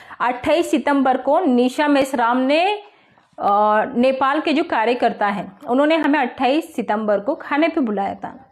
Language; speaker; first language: Hindi; non-native, local second language; Marathi